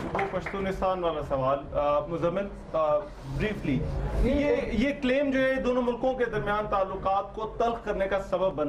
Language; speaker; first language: Urdu; native; Urdu